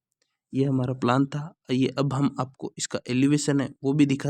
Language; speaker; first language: Hindi; native; Hindi